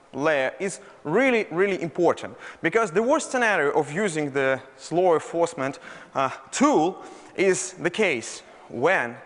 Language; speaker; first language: English; non-native, fluent; Russian